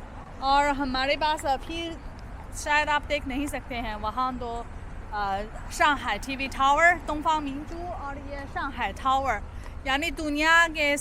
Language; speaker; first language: Hindi; non-native, fluent; Chinese